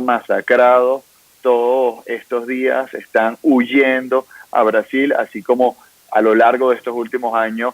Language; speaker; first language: Spanish; native; Spanish